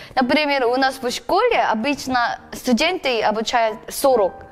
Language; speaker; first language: Russian; non-native, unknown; Korean